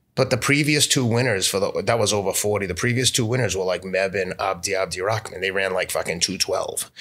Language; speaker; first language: English; native; English